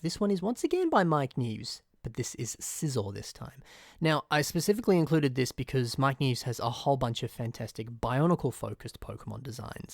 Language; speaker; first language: English; native; English